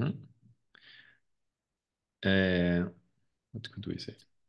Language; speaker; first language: English; non-native, fluent; French